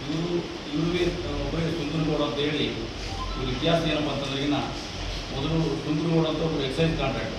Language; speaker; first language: Kannada; native; Kannada